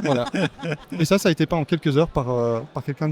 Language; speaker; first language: French; native; French